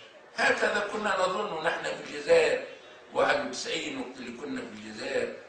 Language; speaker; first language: Arabic; native; Arabic